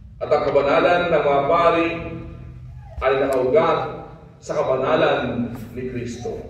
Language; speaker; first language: Filipino; non-native, local second language; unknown